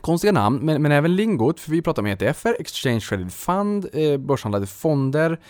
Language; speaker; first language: Swedish; native; Swedish